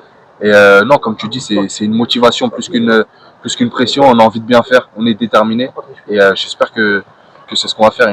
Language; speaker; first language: French; native; French